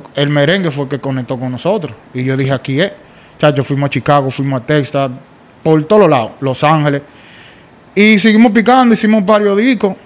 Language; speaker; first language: Spanish; native; Spanish